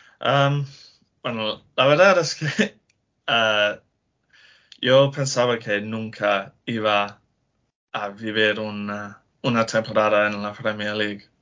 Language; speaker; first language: Spanish; non-native, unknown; English